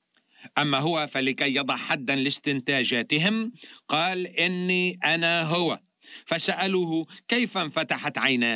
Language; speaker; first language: Arabic; native; Arabic